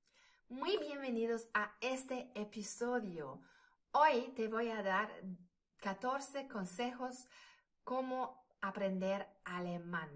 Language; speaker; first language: Spanish; non-native, fluent; German